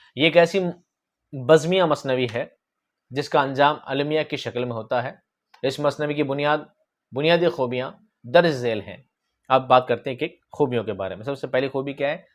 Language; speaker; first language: Urdu; native; Urdu